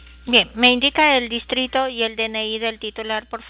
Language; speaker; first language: Spanish; native; Spanish